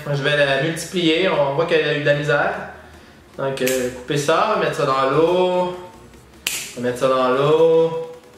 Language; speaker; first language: French; native; French